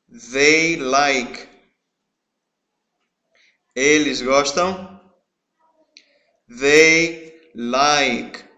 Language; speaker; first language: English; non-native, fluent; Portuguese